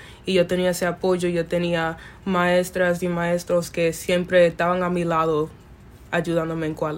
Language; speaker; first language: Spanish; early bilingual, other home language; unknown